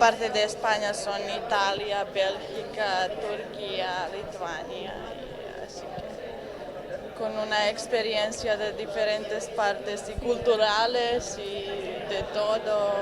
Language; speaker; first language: Spanish; non-native, fluent; Serbian